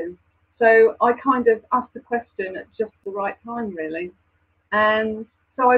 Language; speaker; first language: English; native; English